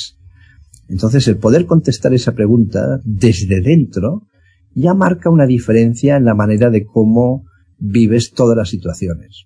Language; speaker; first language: Spanish; native; Spanish